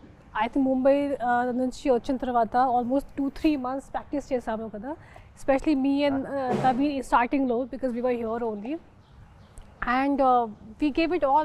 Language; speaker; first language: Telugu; non-native, local second language; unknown